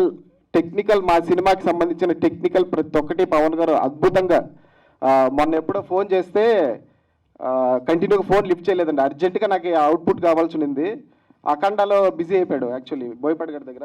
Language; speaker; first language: Telugu; native; Telugu